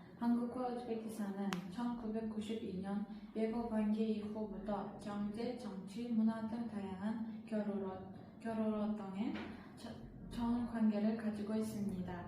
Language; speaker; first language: Korean; non-native, learner; Uzbek